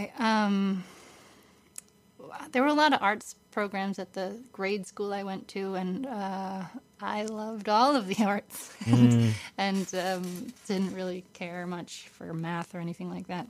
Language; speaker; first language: English; native; English